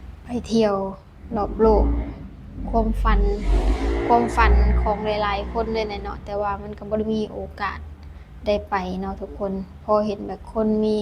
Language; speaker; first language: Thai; non-native, local second language; Lao